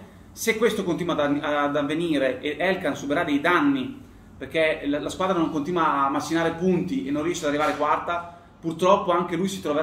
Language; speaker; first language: Italian; native; Italian